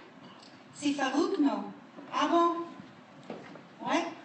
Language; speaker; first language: French; non-native, learner; English